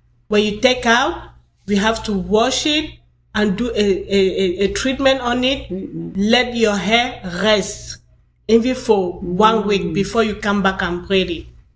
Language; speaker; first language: English; non-native, local second language; French